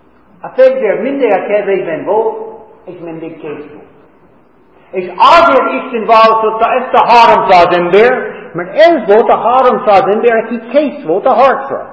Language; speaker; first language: Hungarian; non-native, fluent; English